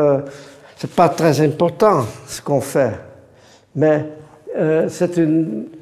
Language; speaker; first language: French; non-native, fluent; Dutch